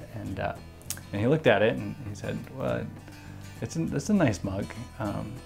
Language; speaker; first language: English; native; English